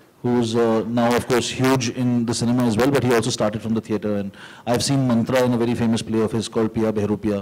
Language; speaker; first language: English; non-native, local second language; Hindi